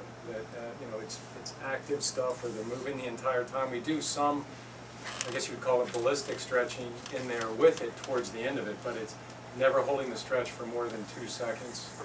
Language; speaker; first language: English; native; English